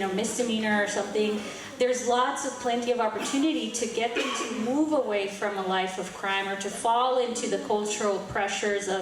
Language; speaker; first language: English; early bilingual, heritage; Spanish